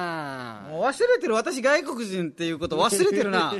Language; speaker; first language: Japanese; non-native, fluent; Nepali